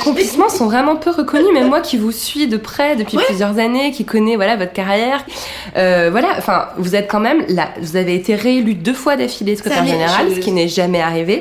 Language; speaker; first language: French; native; French